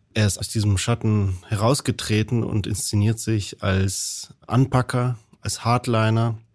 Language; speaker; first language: German; native; German